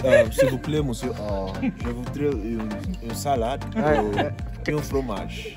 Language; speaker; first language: French; non-native, learner; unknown